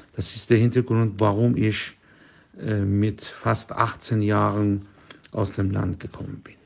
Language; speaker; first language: German; non-native, fluent; Persian